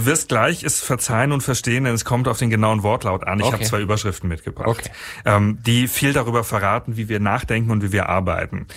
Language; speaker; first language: German; native; German